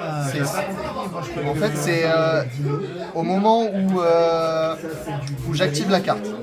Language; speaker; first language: French; native; French